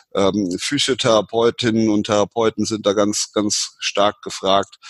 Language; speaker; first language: German; native; German